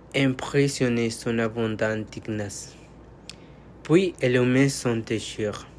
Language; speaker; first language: French; non-native, learner; Spanish